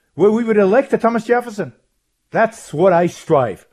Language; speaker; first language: English; non-native, fluent; Hebrew